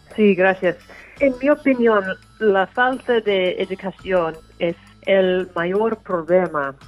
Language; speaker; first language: Spanish; non-native, learner; English